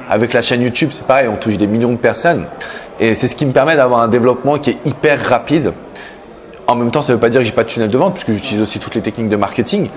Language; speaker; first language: French; native; French